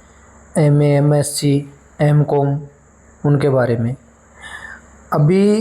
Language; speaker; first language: Hindi; native; Hindi